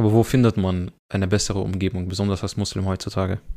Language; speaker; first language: German; early bilingual, other home language; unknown